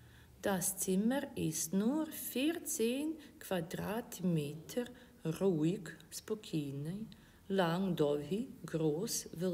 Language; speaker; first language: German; non-native, fluent; Ukrainian